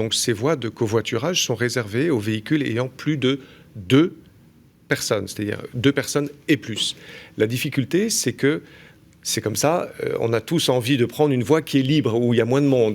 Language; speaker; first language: French; native; French